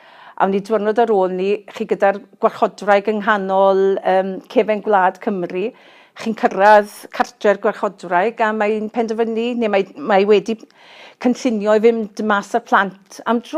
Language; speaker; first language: Welsh; native; Welsh